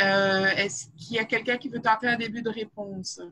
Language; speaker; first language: French; native; French